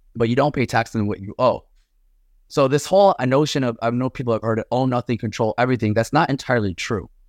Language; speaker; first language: English; native; English